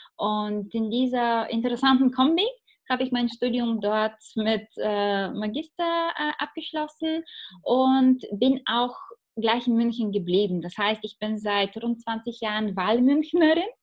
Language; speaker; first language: German; non-native, fluent; Bulgarian